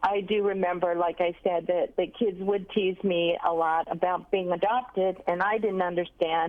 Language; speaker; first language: English; native; English